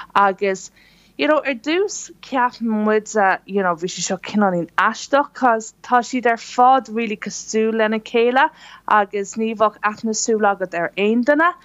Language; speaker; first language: Irish; non-native, local second language; English